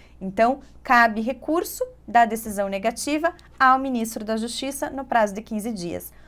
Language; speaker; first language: Portuguese; native; Portuguese